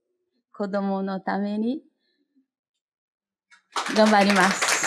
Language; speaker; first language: Japanese; non-native, fluent; Portuguese